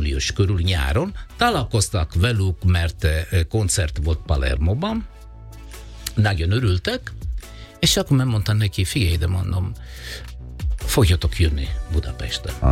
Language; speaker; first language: Hungarian; non-native, learner; Italian